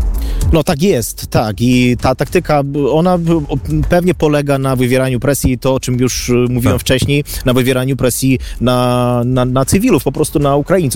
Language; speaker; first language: Polish; non-native, fluent; Ukrainian